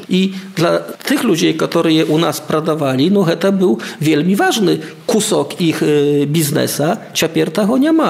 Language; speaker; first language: Polish; non-native, local second language; Belarusian